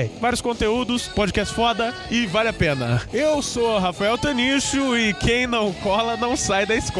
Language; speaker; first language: Portuguese; native; Portuguese